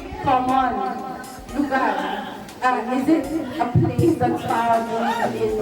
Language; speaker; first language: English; non-native, local second language; Filipino